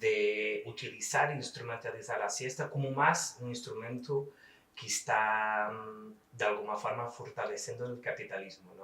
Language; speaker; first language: Spanish; non-native, fluent; Portuguese